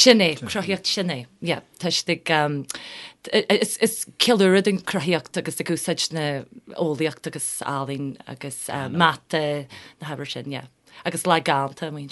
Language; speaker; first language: Irish; non-native, local second language; English